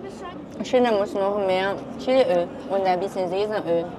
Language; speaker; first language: German; non-native, learner; Chinese